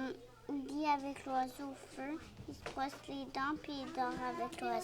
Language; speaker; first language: French; non-native, local second language; English